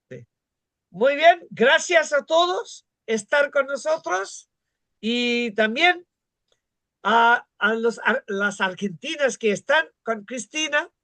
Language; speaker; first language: Spanish; non-native, fluent; Bangla